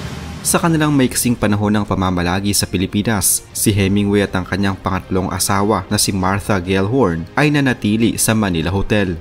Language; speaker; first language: Filipino; native; Filipino